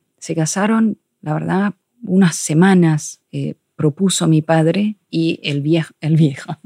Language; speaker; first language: Spanish; non-native, fluent; English